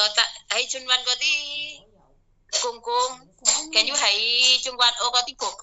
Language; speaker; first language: Cantonese; non-native, learner; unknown